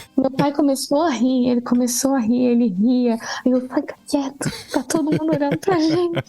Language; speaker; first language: Portuguese; native; Portuguese